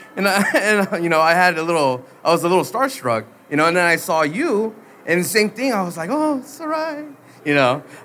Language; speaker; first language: English; early bilingual, other home language; Spanish